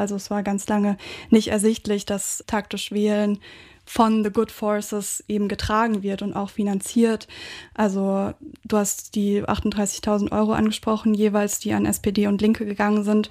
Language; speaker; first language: German; native; German